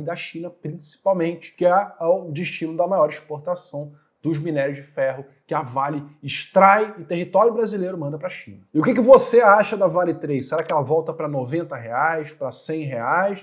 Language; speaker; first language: Portuguese; native; Portuguese